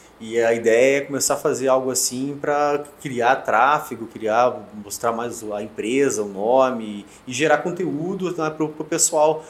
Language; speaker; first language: Portuguese; native; Portuguese